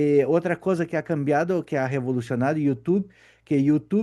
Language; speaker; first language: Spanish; non-native, fluent; Portuguese